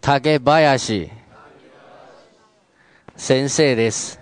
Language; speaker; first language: Japanese; non-native, fluent; Chinese